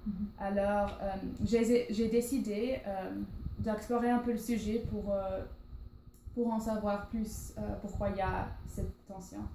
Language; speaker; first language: French; non-native, learner; English